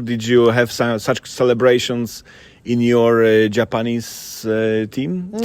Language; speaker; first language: English; non-native, fluent; Polish